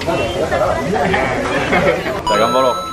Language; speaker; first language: Japanese; native; Japanese